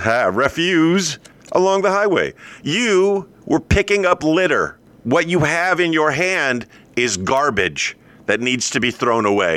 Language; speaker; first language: English; native; English